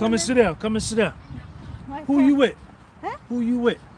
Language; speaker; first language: English; native; English